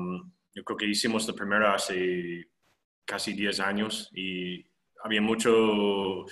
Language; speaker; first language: Spanish; non-native, fluent; English